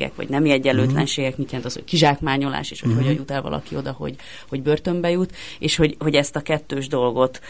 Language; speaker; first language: Hungarian; native; Hungarian